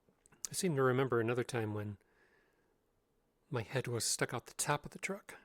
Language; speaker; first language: English; native; English